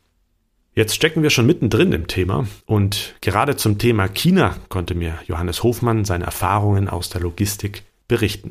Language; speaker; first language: German; native; German